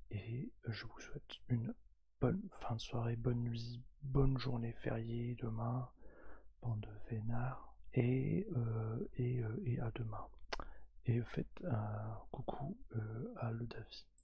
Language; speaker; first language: French; native; French